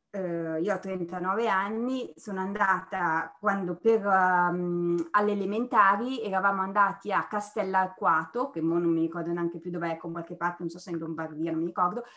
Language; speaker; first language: Italian; native; Italian